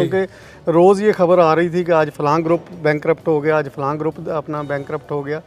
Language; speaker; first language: Urdu; non-native, local second language; Punjabi